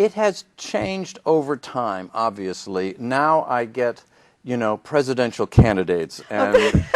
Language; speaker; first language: English; native; English